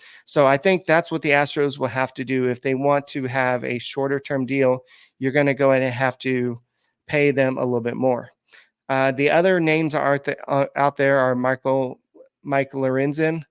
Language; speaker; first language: English; native; English